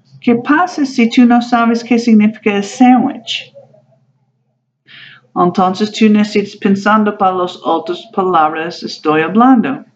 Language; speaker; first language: Spanish; non-native, learner; English